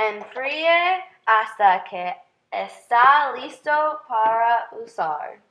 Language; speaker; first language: Spanish; non-native, learner; English